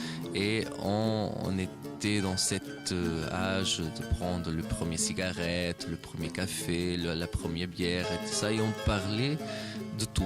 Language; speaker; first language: French; non-native, fluent; Portuguese